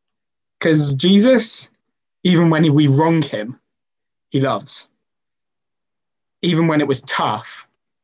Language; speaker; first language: English; native; English